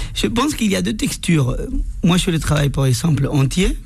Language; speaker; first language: French; non-native, fluent; Spanish